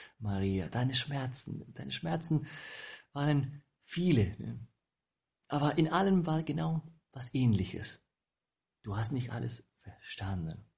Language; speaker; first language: German; non-native, fluent; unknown